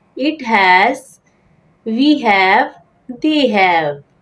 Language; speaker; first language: English; non-native, local second language; Urdu